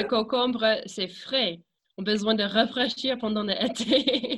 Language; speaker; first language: French; non-native, fluent; English